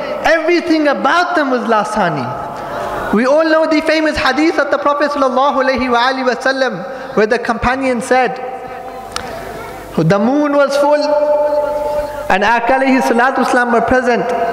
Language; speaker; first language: English; native; English